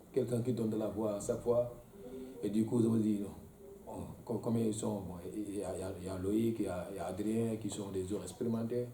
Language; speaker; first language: French; non-native, local second language; Bambara